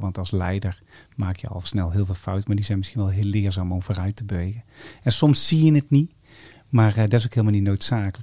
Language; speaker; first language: Dutch; native; Dutch